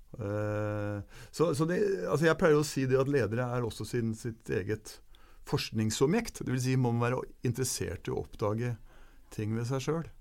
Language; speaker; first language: Norwegian; native; Norwegian